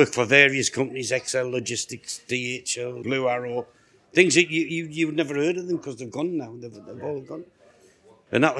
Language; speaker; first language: English; native; English